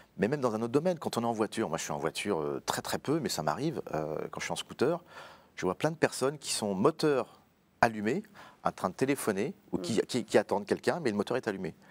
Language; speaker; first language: French; native; French